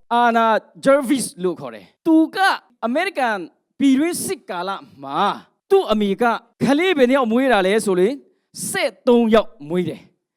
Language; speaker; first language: Burmese; non-native, local second language; Hakha Chin